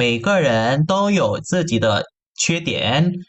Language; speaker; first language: Chinese; non-native, fluent; Indonesian